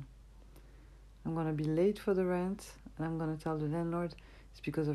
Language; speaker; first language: English; non-native, fluent; French